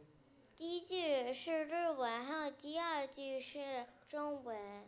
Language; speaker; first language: Chinese; early bilingual, heritage; Chinese